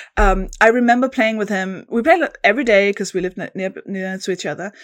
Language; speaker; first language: English; non-native, fluent; Danish